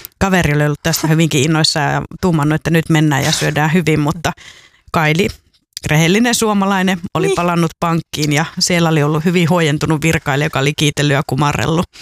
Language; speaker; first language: Finnish; native; Finnish